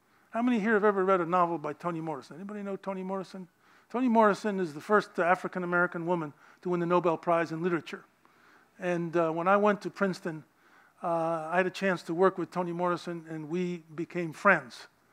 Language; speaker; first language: English; native; English